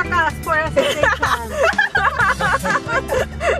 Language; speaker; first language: English; non-native, local second language; Filipino